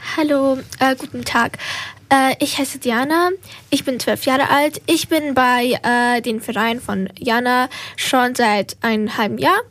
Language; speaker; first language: German; non-native, learner; Ukrainian